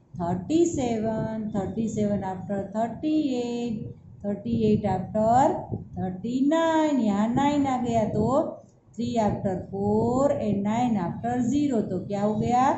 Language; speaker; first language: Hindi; non-native, local second language; Gujarati